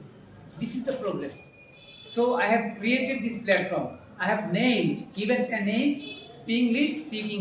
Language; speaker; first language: English; non-native, learner; Bangla